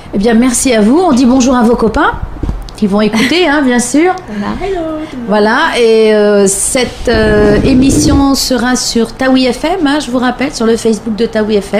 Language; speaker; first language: French; native; French